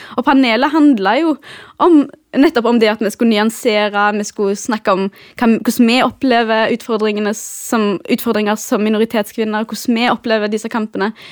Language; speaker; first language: Norwegian; early bilingual, other home language; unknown